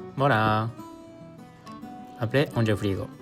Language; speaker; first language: French; non-native, learner; Japanese